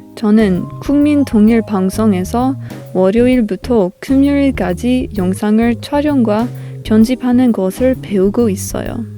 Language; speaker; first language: Korean; non-native, learner; English